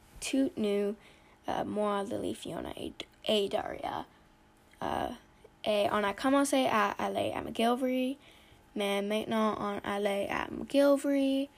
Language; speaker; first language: French; non-native, learner; English